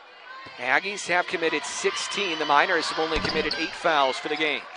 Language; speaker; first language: English; native; English